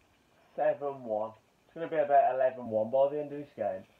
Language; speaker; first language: English; native; English